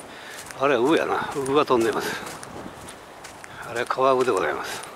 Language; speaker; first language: Japanese; native; Japanese